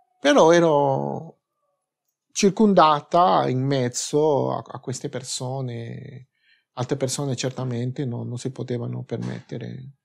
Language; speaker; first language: Italian; non-native, fluent; Spanish